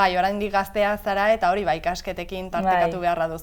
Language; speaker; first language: Basque; native; Basque